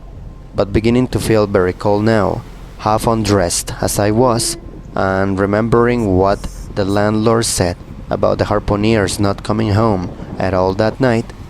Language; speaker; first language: English; non-native, fluent; Spanish